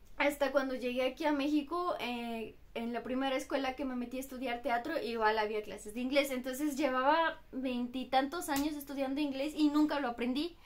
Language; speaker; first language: Spanish; non-native, fluent; Bulgarian